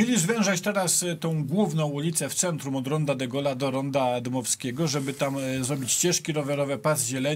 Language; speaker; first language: Polish; native; Polish